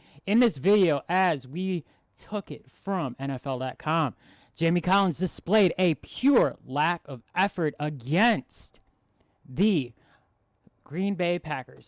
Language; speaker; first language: English; native; English